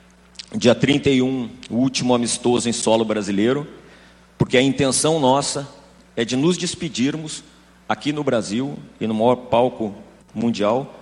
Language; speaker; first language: Portuguese; native; Portuguese